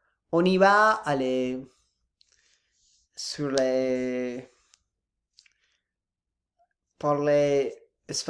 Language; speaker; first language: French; non-native, learner; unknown